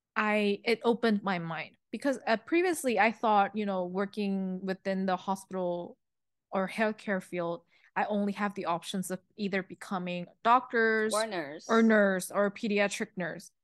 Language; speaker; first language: English; early bilingual, other home language; Chinese